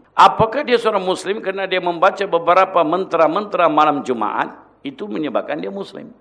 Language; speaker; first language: Malay; non-native, local second language; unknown